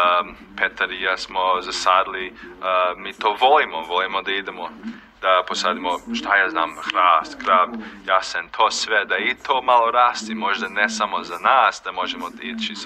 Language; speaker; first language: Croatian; early bilingual, heritage; Croatian